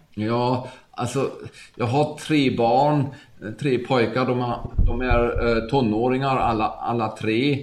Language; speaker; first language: Swedish; non-native, fluent; German